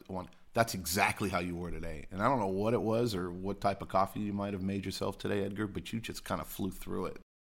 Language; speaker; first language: English; native; English